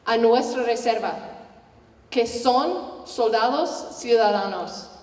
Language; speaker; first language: Spanish; non-native, learner; English